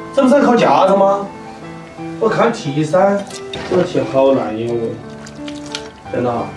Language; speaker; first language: Chinese; native; Chinese